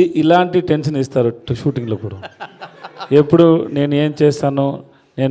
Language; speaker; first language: Telugu; non-native, learner; Tamil